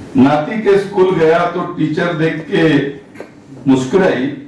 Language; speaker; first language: Hindi; non-native, local second language; Marathi